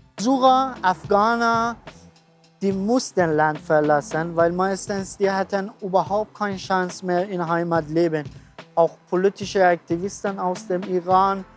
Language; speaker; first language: German; non-native, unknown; Persian